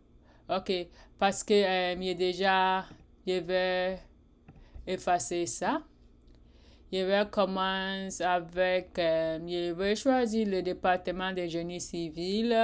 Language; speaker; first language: French; non-native, learner; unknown